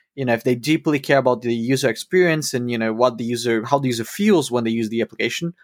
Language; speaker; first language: English; non-native, fluent; Portuguese